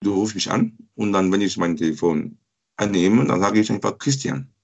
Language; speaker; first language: German; non-native, learner; French